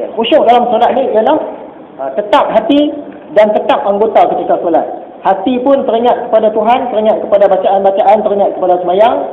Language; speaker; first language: Malay; native; Malay